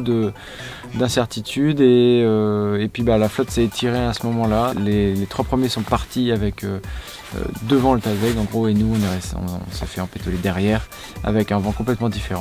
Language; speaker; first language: French; native; French